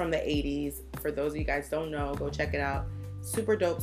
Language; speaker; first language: English; native; English